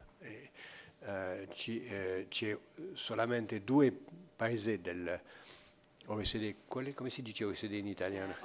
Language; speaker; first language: Italian; non-native, fluent; French